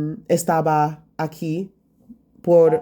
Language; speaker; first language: Spanish; non-native, learner; English